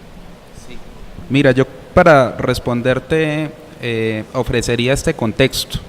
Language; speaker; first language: Spanish; native; Spanish